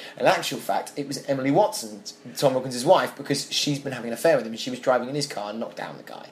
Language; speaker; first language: English; native; English